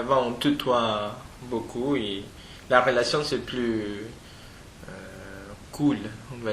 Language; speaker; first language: French; non-native, fluent; Spanish